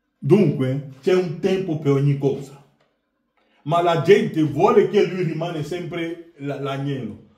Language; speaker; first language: Italian; non-native, fluent; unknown